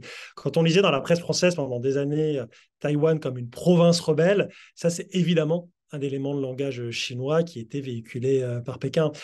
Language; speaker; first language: French; native; French